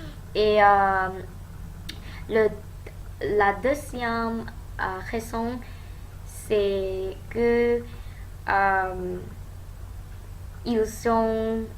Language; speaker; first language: French; non-native, learner; Thai